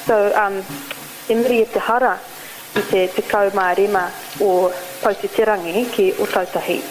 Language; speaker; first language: Māori; non-native, learner; Arabic